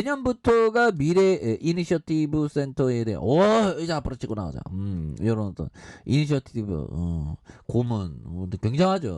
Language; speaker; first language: Korean; native; Korean